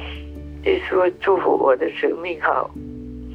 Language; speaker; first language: Chinese; non-native, fluent; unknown